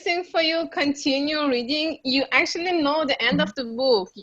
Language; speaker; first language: English; non-native, learner; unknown